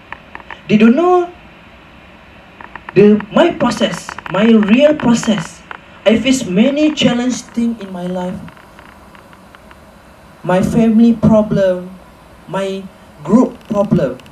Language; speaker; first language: English; non-native, local second language; Malay